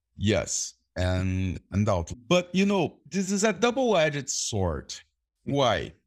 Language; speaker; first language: English; non-native, fluent; Portuguese